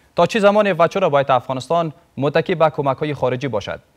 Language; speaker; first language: Persian; native; Persian